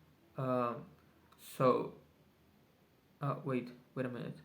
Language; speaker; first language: English; non-native, learner; Spanish